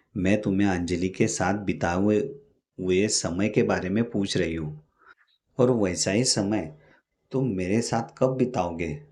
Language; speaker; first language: Hindi; non-native, local second language; Marathi